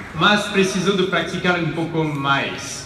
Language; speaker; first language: Portuguese; non-native, learner; French